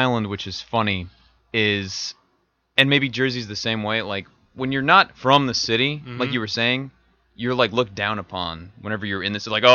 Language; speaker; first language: English; native; English